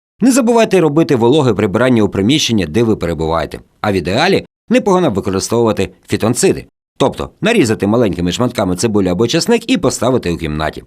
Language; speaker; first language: Ukrainian; native; Ukrainian